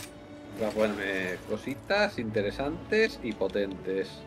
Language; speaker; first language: Spanish; native; Spanish